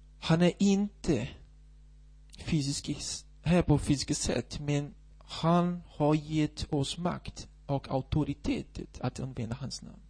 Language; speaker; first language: Swedish; non-native, fluent; Portuguese